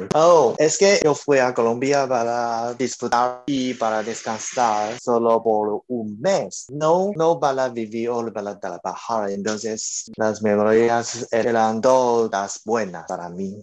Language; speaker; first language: Spanish; non-native, learner; Chinese